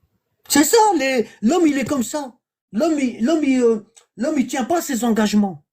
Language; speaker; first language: French; native; French